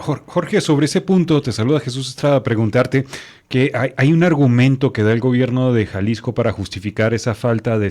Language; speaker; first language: Spanish; native; Spanish